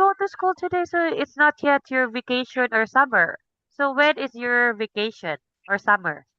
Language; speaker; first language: English; non-native, local second language; Cebuano